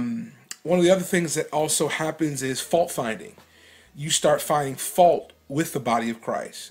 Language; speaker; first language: English; native; English